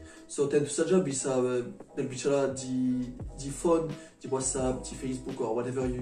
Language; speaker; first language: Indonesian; non-native, learner; French